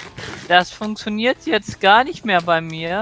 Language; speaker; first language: German; native; German